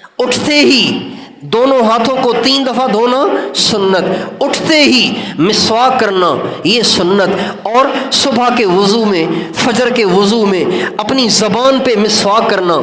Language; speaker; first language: Urdu; non-native, local second language; Sindhi